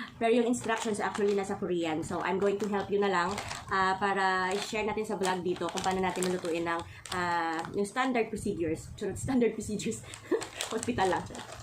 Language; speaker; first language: Filipino; native; Filipino